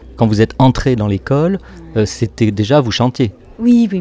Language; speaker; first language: French; native; French